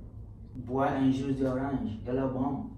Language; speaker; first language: French; non-native, learner; English